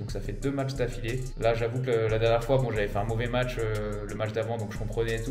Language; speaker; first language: French; native; French